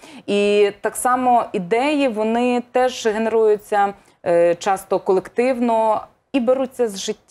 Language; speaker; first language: Ukrainian; native; Ukrainian